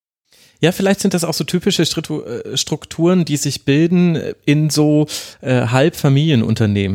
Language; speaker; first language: German; native; German